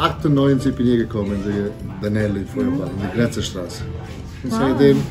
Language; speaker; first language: German; non-native, learner; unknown